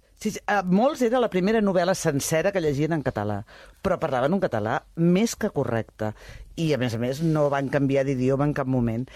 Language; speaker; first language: Catalan; native; Catalan